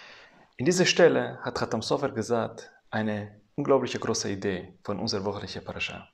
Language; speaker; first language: German; non-native, fluent; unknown